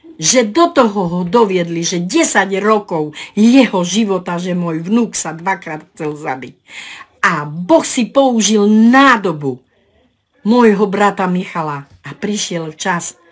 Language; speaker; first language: Slovak; non-native, local second language; Romany